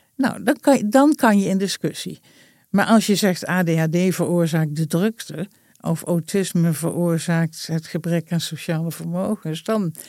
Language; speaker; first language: Dutch; native; Dutch